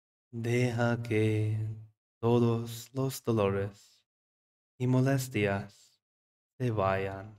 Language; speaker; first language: Spanish; non-native, fluent; English